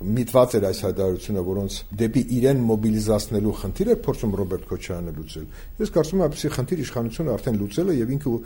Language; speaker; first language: Armenian; native; Armenian